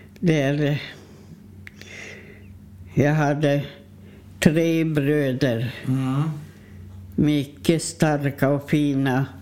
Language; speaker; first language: Swedish; non-native, fluent; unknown